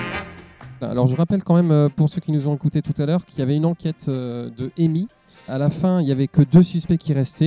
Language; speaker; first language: French; native; French